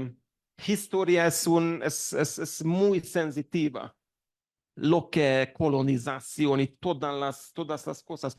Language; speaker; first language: Spanish; non-native, learner; Hungarian